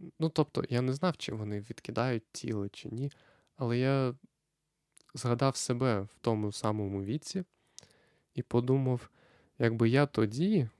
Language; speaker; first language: Ukrainian; non-native, fluent; Lithuanian